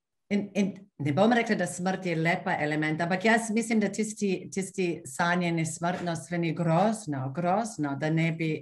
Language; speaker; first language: Slovenian; non-native, fluent; English